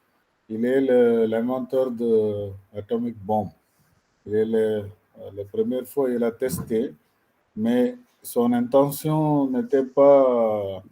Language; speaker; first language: French; non-native, learner; Tamil